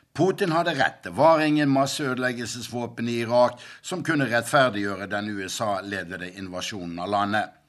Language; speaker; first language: Norwegian; native; Norwegian